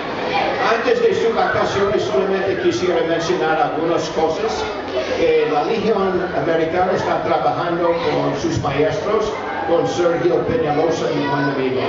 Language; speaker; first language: Spanish; non-native, fluent; English